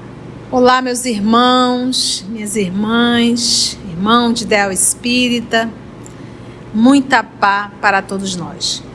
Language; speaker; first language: Portuguese; native; Portuguese